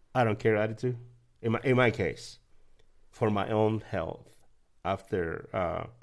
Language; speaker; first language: English; early bilingual, other home language; Spanish